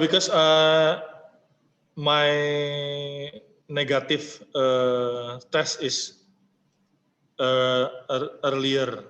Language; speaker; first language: English; non-native, learner; Indonesian